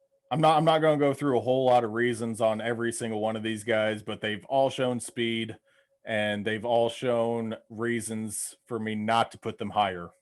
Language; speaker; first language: English; native; English